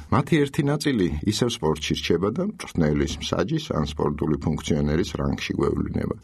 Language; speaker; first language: Georgian; native; Georgian